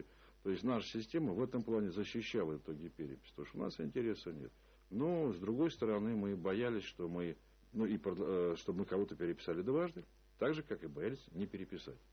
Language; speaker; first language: Russian; native; Russian